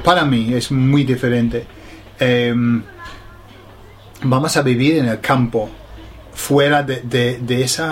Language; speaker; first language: Spanish; non-native, fluent; English